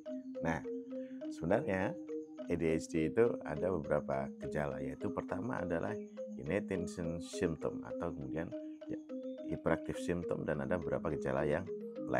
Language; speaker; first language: Indonesian; native; Indonesian